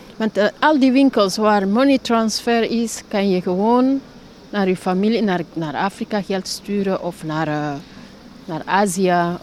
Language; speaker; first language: Dutch; non-native, fluent; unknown